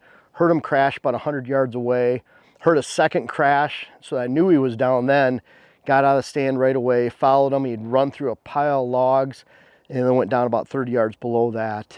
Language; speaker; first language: English; native; English